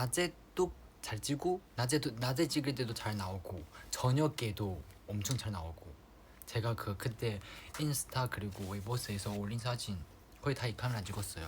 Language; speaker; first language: Korean; non-native, fluent; Chinese